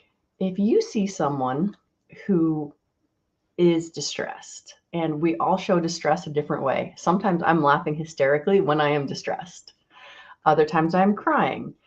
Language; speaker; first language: English; native; English